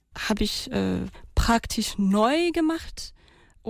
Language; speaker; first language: German; non-native, fluent; Malagasy